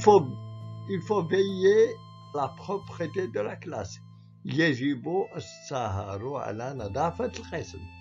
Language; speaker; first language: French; non-native, fluent; Arabic